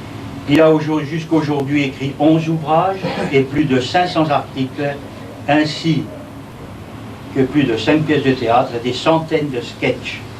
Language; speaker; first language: French; native; French